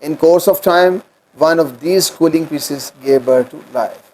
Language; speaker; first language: English; non-native, local second language; Urdu